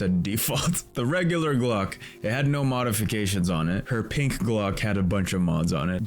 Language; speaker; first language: English; native; English